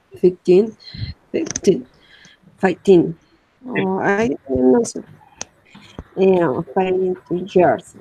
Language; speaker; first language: English; non-native, learner; Spanish